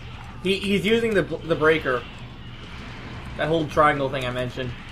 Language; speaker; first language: English; native; English